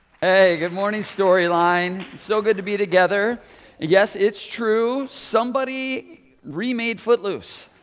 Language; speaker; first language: English; native; English